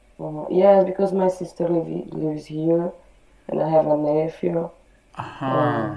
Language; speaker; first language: English; non-native, learner; Portuguese